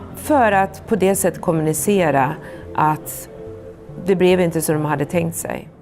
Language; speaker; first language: Swedish; native; Swedish